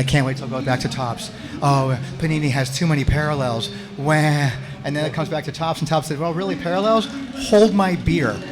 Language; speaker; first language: English; native; English